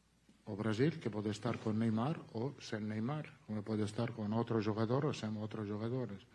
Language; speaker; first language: Portuguese; non-native, fluent; Italian